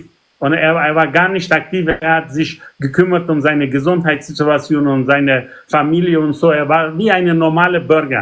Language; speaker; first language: German; non-native, learner; Persian